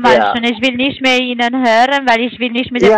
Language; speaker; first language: German; non-native, fluent; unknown